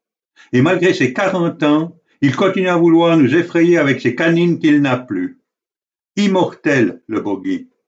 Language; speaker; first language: French; native; French